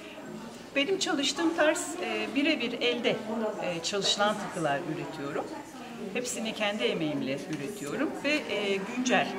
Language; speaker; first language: Turkish; native; Turkish